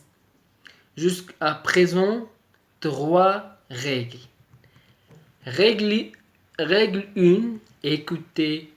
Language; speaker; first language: French; native; French